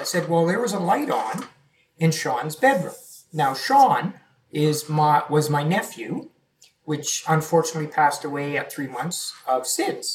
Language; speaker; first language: English; native; English